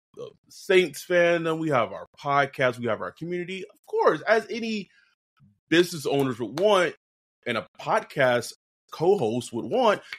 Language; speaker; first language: English; native; English